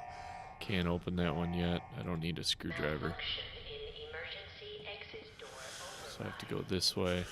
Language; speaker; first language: English; native; English